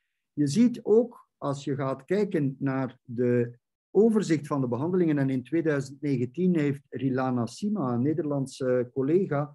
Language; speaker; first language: Dutch; native; Dutch